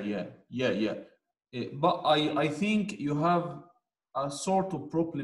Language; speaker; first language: English; non-native, fluent; Arabic